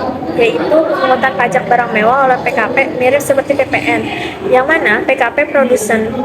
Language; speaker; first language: Indonesian; native; Indonesian